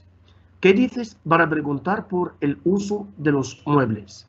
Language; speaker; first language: Spanish; non-native, fluent; Arabic